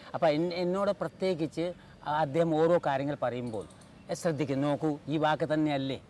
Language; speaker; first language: Malayalam; non-native, local second language; Hindi